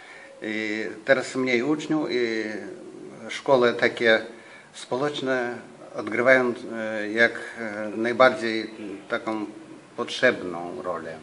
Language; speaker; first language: Polish; non-native, fluent; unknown